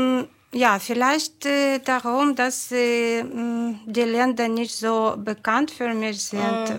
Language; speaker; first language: German; non-native, fluent; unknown